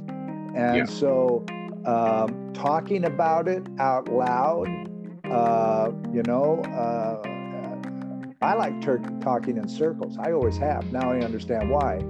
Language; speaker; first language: English; native; English